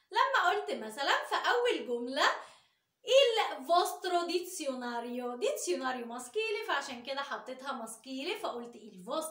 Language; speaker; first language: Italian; non-native, fluent; Arabic